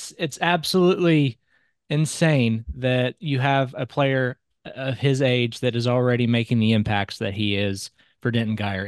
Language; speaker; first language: English; native; English